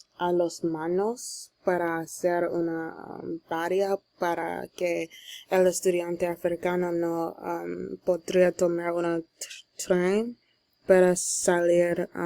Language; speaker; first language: Spanish; non-native, learner; English